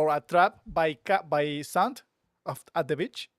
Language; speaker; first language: English; non-native, learner; Spanish